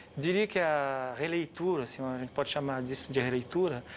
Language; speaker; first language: Portuguese; non-native, fluent; French